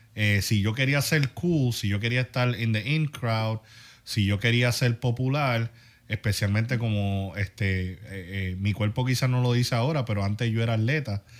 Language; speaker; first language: Spanish; early bilingual, heritage; Spanish